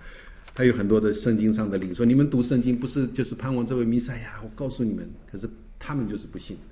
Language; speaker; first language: Chinese; native; Chinese